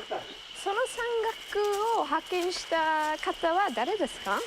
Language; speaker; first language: Japanese; non-native, fluent; German